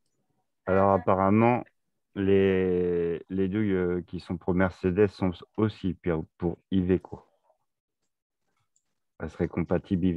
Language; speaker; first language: French; native; French